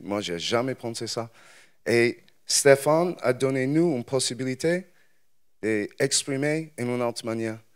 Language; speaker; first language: French; non-native, learner; English